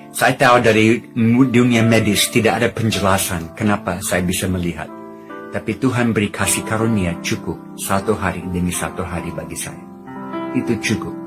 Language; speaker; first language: Indonesian; non-native, fluent; English